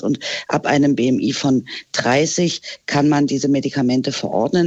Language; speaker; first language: German; native; German